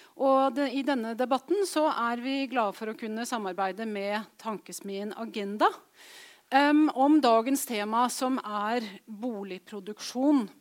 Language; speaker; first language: Norwegian; native; Norwegian